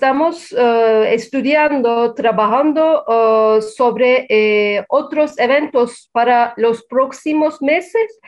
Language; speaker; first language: Spanish; non-native, fluent; Turkish